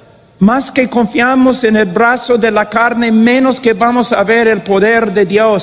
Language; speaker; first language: Spanish; non-native, fluent; English